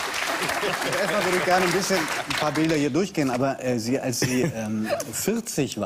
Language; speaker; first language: German; native; German